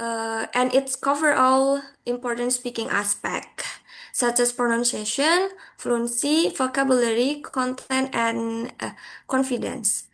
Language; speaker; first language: English; non-native, learner; Indonesian